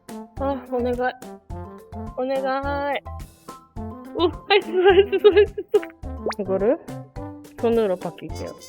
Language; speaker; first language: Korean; non-native, fluent; Japanese